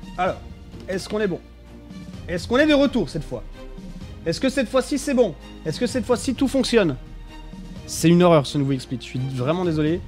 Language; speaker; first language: French; native; French